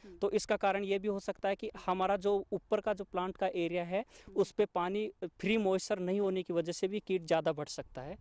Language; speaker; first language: Hindi; native; Hindi